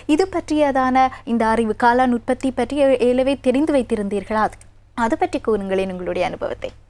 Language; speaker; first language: Tamil; native; Tamil